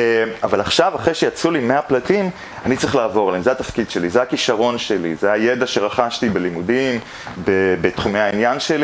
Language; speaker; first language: Hebrew; native; Hebrew